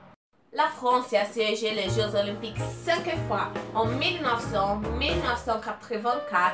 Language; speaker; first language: French; non-native, learner; Portuguese